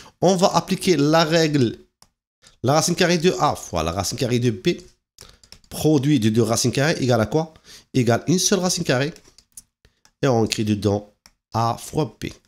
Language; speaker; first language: French; non-native, local second language; Arabic